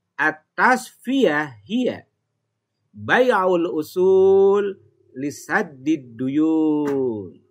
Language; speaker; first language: Arabic; non-native, learner; Indonesian